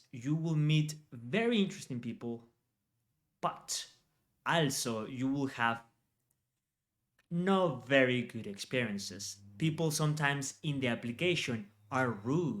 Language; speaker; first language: English; non-native, fluent; Spanish